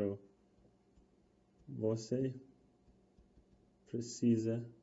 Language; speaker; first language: Portuguese; non-native, fluent; English